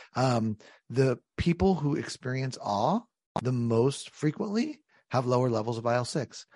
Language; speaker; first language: English; native; English